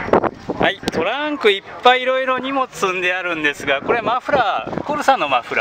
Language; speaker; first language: Japanese; native; Japanese